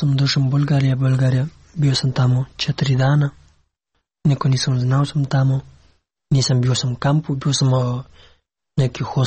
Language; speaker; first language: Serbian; non-native, learner; Pashto